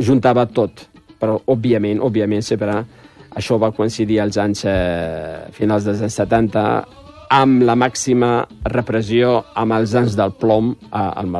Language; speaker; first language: Catalan; non-native, fluent; Riffian